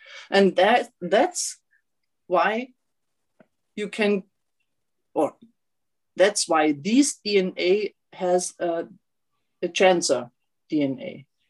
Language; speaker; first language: English; non-native, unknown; German